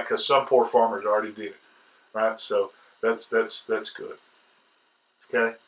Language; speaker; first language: English; native; English